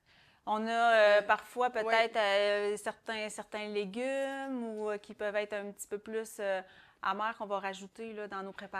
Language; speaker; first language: French; native; French